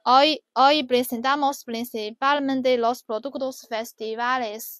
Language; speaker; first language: Spanish; non-native, learner; Chinese